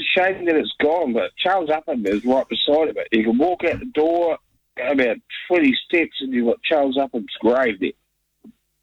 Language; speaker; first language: English; native; English